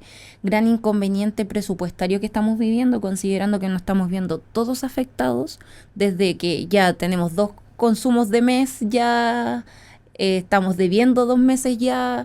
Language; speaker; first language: Spanish; native; Spanish